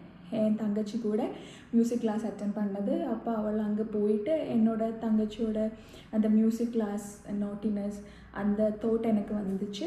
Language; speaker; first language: Tamil; non-native, learner; Malayalam